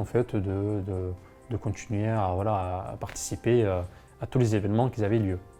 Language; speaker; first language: French; non-native, fluent; Arabic